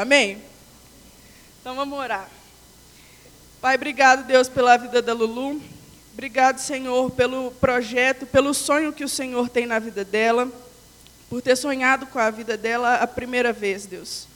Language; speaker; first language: Portuguese; native; Portuguese